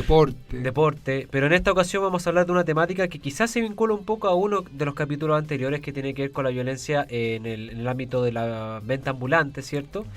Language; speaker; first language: Spanish; native; Spanish